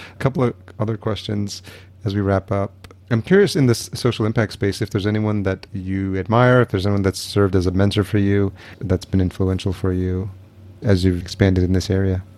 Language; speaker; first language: English; early bilingual, other home language; Spanish